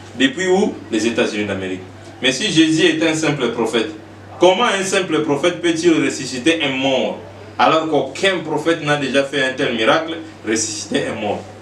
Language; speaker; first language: French; non-native, local second language; Lingala